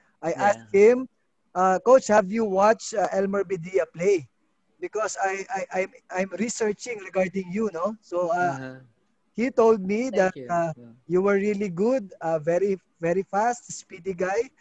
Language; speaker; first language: English; non-native, local second language; Filipino